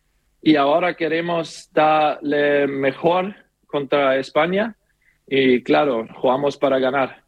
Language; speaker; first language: Spanish; non-native, learner; German